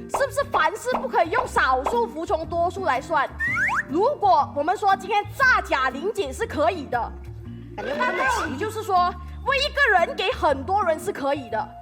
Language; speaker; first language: Chinese; native; Chinese